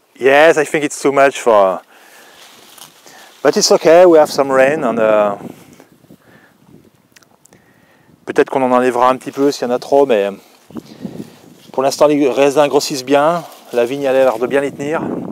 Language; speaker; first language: French; native; French